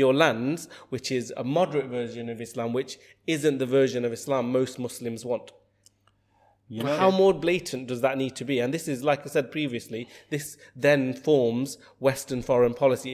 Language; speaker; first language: English; native; English